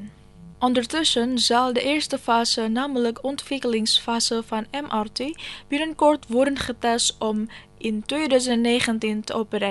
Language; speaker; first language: Dutch; non-native, fluent; Indonesian